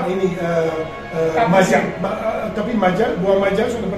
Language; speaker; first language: Indonesian; non-native, fluent; Dutch